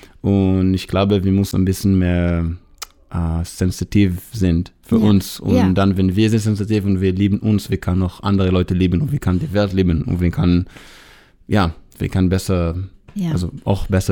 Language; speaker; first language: German; non-native, learner; Hebrew